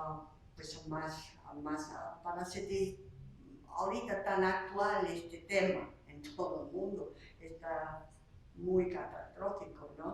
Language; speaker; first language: Spanish; non-native, fluent; Slovak